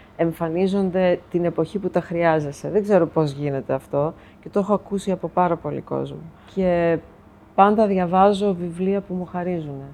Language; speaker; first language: Greek; early bilingual, heritage; Greek